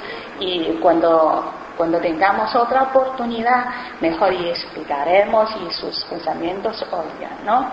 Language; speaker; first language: Spanish; non-native, fluent; Chinese